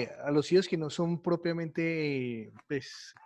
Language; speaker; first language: Spanish; native; Spanish